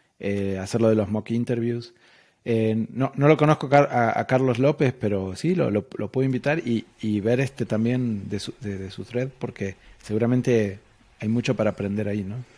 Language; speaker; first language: Spanish; native; Spanish